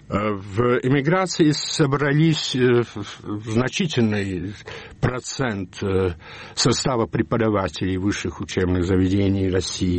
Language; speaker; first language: Russian; early bilingual, heritage; Russian